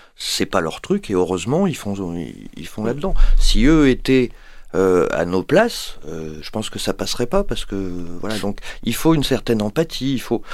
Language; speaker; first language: French; native; French